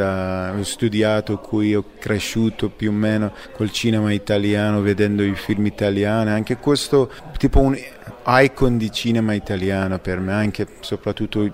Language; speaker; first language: Italian; non-native, fluent; Persian